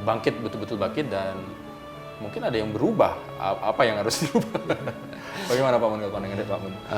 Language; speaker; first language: Indonesian; native; Indonesian